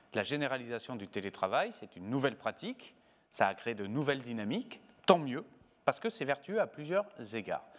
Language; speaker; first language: French; native; French